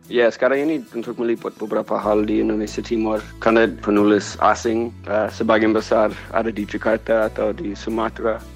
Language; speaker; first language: Indonesian; non-native, fluent; English